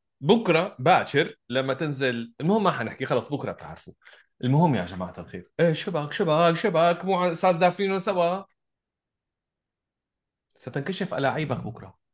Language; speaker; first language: Arabic; native; Arabic